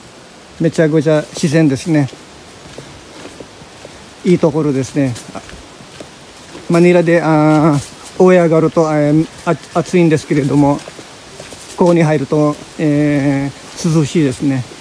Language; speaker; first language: Japanese; non-native, fluent; Filipino